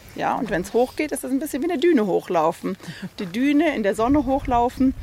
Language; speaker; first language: German; native; German